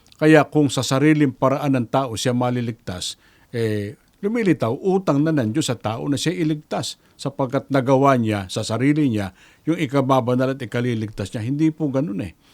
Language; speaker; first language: Filipino; native; Filipino